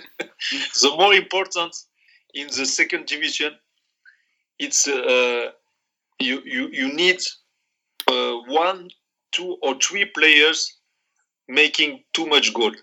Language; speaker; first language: English; non-native, learner; Arabic